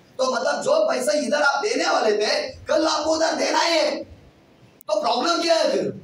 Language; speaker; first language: Hindi; non-native, local second language; Kannada